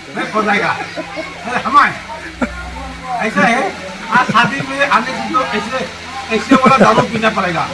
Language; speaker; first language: Hindi; non-native, local second language; Rongmei Naga